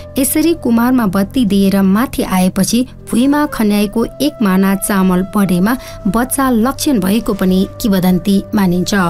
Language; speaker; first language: Nepali; non-native, local second language; Newari